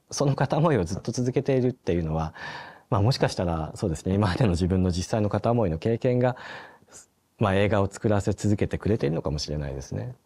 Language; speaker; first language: Japanese; native; Japanese